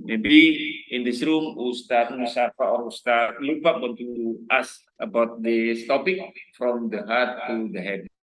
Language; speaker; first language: English; non-native, learner; Indonesian